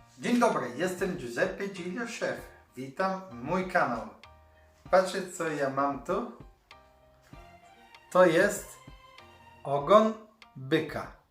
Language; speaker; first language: Polish; non-native, learner; Italian